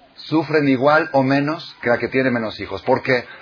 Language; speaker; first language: Spanish; native; Spanish